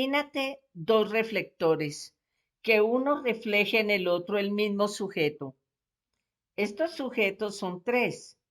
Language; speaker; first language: Spanish; native; Spanish